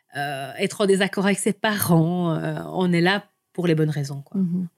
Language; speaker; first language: French; native; French